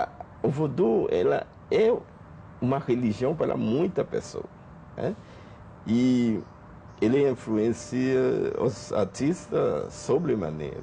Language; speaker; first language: Portuguese; non-native, fluent; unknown